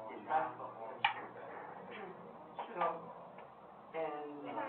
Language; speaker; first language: English; non-native, learner; Chinese